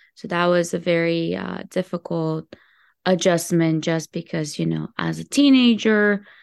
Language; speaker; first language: English; early bilingual, other home language; Hebrew